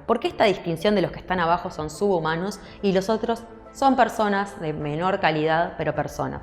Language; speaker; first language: Spanish; native; Spanish